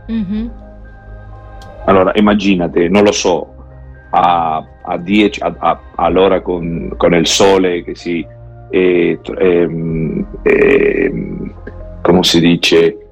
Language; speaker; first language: Italian; non-native, learner; Spanish